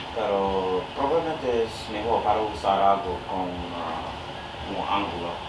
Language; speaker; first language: Spanish; non-native, learner; English